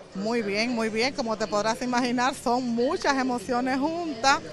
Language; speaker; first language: Spanish; native; Spanish